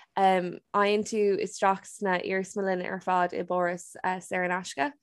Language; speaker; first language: Irish; non-native, local second language; English